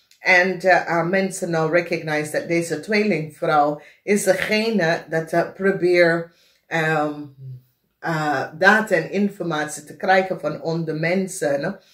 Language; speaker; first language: Dutch; non-native, fluent; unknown